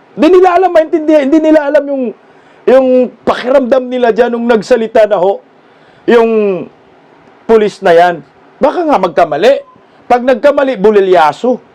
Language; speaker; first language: Filipino; non-native, local second language; Cebuano